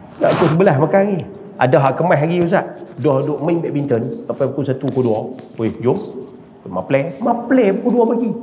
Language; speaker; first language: Malay; native; Malay